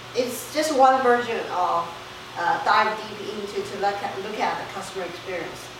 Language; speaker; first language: English; non-native, fluent; Chinese